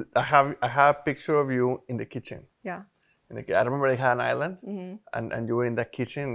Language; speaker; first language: English; non-native, fluent; Spanish